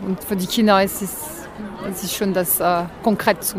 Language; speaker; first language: German; non-native, learner; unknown